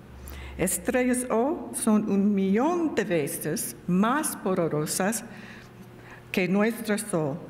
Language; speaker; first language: Spanish; non-native, learner; English